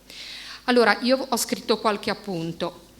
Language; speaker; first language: Italian; native; Italian